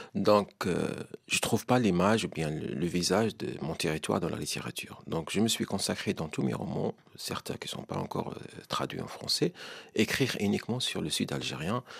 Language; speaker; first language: French; non-native, local second language; Arabic